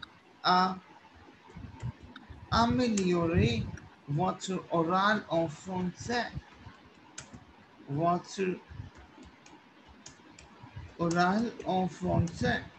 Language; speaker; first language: French; non-native, learner; Hindi